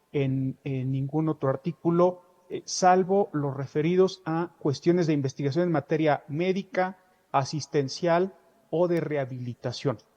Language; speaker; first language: Spanish; native; Spanish